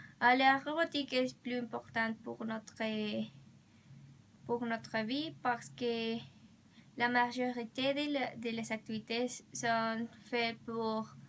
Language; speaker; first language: French; non-native, learner; Spanish